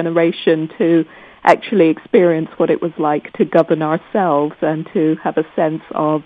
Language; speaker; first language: English; non-native, local second language; Gujarati